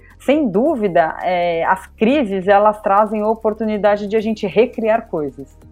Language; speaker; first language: Portuguese; native; Portuguese